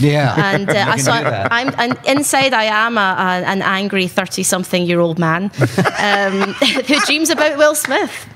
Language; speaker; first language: English; native; English